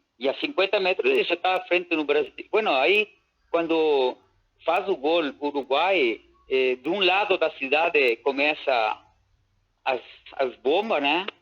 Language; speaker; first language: Portuguese; native; Portuguese